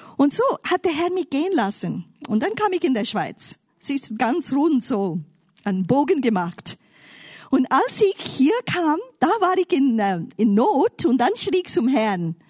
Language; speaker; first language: German; non-native, fluent; English